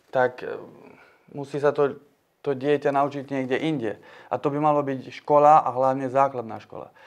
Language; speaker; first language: Slovak; non-native, local second language; Hungarian